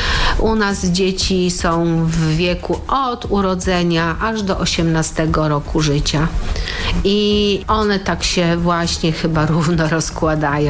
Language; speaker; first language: Polish; native; Polish